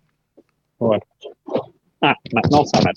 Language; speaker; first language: French; non-native, local second language; Dutch